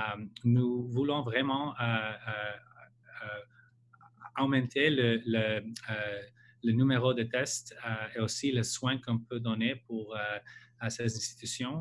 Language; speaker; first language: French; non-native, local second language; English